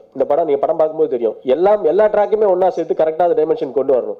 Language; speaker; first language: Tamil; native; Tamil